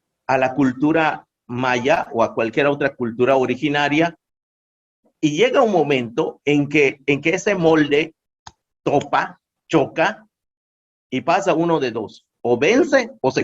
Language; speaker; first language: Spanish; non-native, local second language; Yucateco